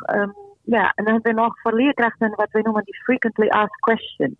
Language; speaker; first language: Dutch; non-native, fluent; Portuguese